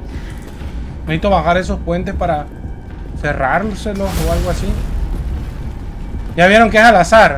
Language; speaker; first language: Spanish; native; Spanish